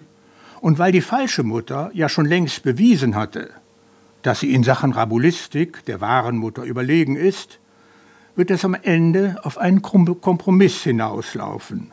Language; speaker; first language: German; native; German